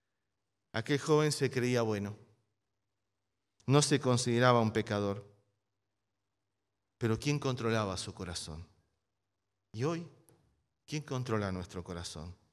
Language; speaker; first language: Spanish; native; Spanish